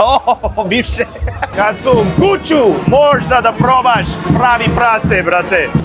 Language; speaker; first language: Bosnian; non-native, learner; English